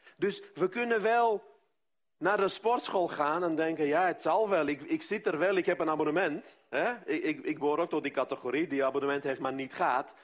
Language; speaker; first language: Dutch; non-native, fluent; Armenian